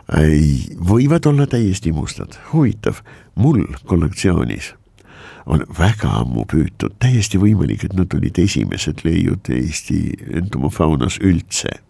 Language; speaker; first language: Estonian; non-native, local second language; Russian